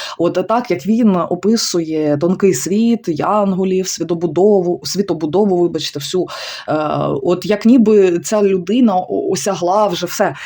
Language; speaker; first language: Ukrainian; non-native, local second language; Russian